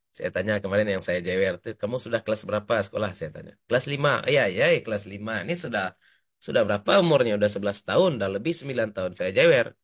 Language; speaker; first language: Indonesian; native; Indonesian